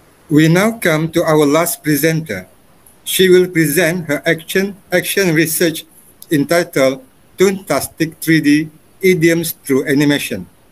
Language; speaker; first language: English; non-native, local second language; Malay